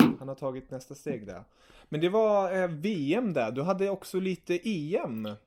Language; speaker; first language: Swedish; early bilingual, other home language; German